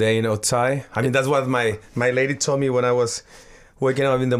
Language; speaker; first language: English; non-native, learner; Spanish